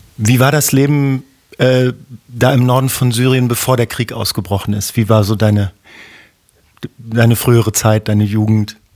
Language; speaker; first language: German; native; German